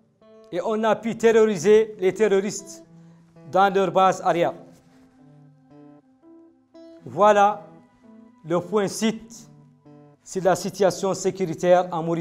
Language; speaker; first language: French; non-native, local second language; Arabic